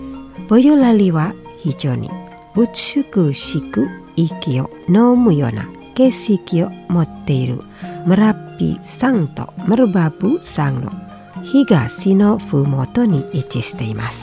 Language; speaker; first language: Japanese; non-native, fluent; Indonesian